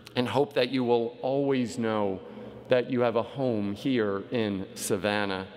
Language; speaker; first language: English; native; English